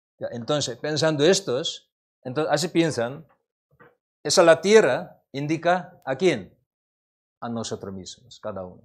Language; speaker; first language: Spanish; non-native, learner; Korean